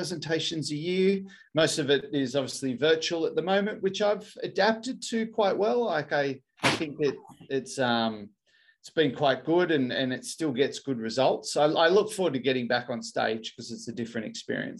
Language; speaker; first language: English; native; English